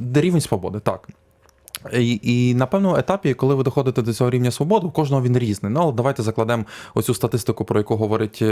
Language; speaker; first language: Ukrainian; native; Ukrainian